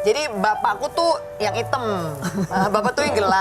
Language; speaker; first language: Indonesian; native; Indonesian